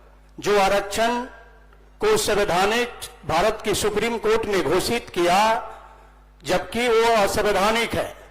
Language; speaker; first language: Hindi; native; Hindi